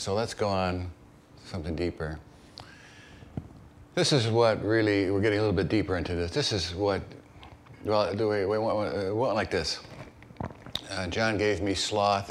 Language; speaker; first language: English; native; English